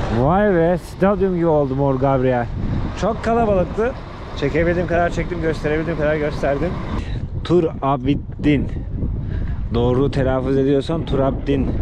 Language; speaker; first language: Turkish; native; Turkish